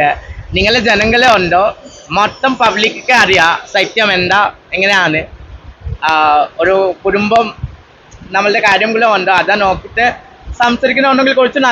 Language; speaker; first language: Malayalam; non-native, local second language; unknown